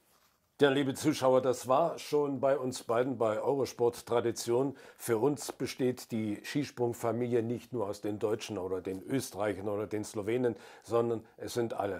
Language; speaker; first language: German; native; German